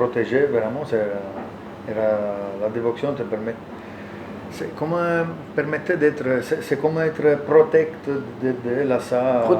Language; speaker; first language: French; non-native, learner; Italian